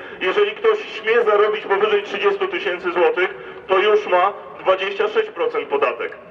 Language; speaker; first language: Polish; native; Polish